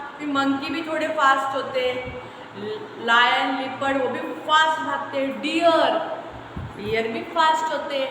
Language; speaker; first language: Hindi; non-native, local second language; Marathi